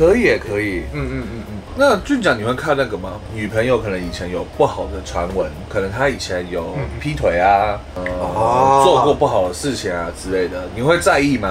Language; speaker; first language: Chinese; native; Chinese